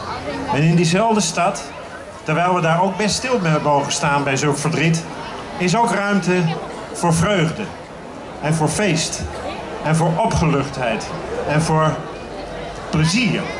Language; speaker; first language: Dutch; native; Dutch